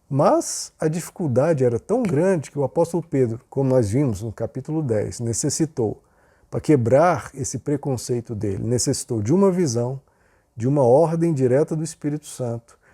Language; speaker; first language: Portuguese; native; Portuguese